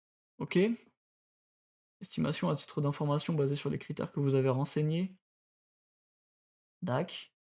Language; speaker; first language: French; native; French